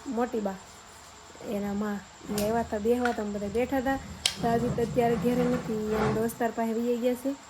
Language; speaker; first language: Gujarati; native; Gujarati